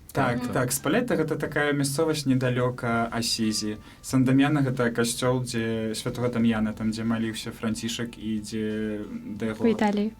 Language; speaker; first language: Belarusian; native; Belarusian